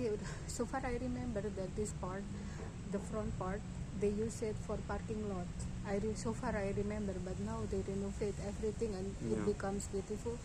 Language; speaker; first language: English; non-native, fluent; Indonesian